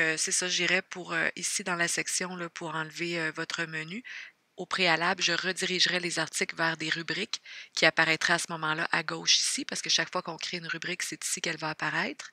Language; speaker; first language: French; native; French